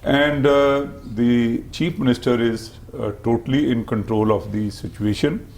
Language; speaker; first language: English; non-native, local second language; Punjabi